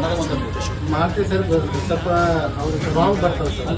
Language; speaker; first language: Kannada; non-native, learner; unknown